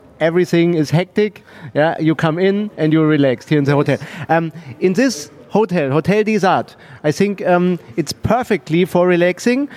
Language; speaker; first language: English; non-native, learner; German